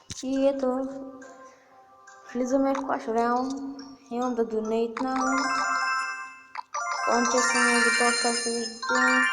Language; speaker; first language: Bulgarian; native; Bulgarian